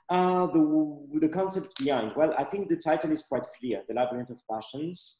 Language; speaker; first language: English; non-native, fluent; Malagasy